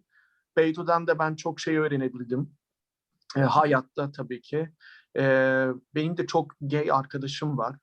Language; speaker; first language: Turkish; early bilingual, heritage; Turkish